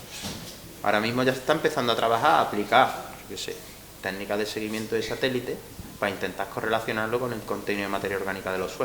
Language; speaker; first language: Spanish; native; Spanish